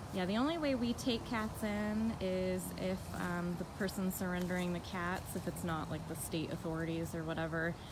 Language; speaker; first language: English; native; English